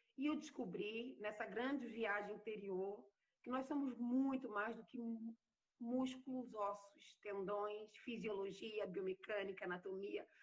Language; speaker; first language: Portuguese; native; Portuguese